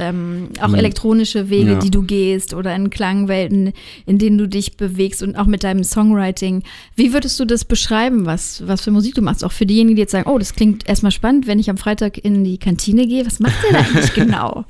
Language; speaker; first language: German; native; German